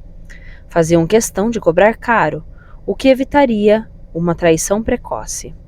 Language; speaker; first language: Portuguese; native; Portuguese